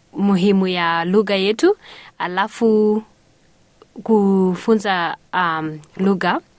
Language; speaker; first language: Swahili; early bilingual, heritage; Swahili